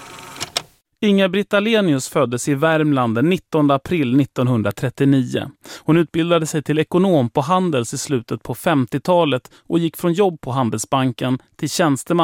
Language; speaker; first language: Swedish; native; Swedish